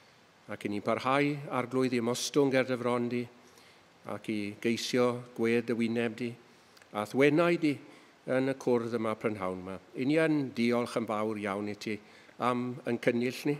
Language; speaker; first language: Welsh; native; Welsh